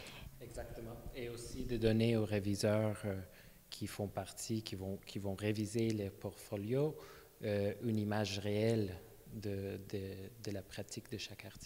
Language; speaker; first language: French; non-native, fluent; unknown